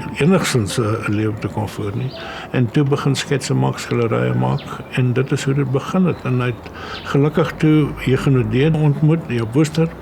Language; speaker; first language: Afrikaans; early bilingual, other home language; German